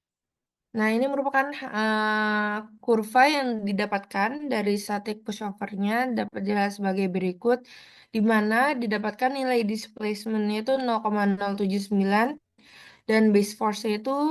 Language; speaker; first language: Indonesian; native; Indonesian